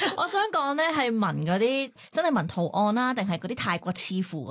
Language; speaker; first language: Cantonese; native; Cantonese